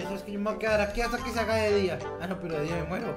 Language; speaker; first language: Spanish; native; Spanish